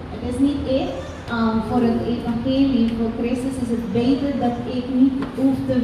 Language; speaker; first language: Dutch; non-native, fluent; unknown